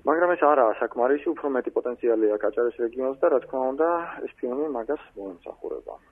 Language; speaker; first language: Georgian; native; Georgian